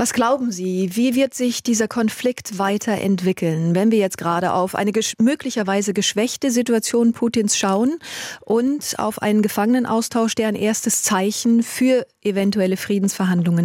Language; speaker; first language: German; native; German